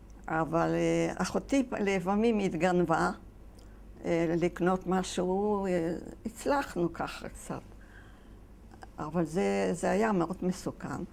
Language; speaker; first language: Hebrew; non-native, fluent; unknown